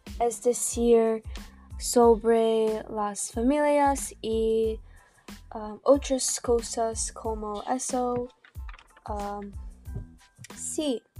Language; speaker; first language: Spanish; non-native, learner; English